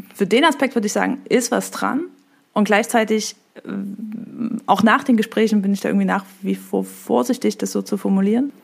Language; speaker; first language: German; native; German